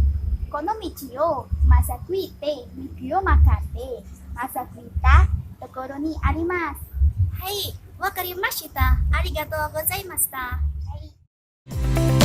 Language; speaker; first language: Japanese; non-native, learner; Indonesian